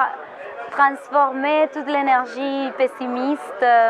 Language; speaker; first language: French; non-native, fluent; Spanish